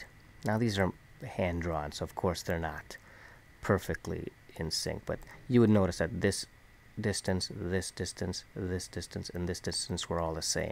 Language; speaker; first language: English; native; English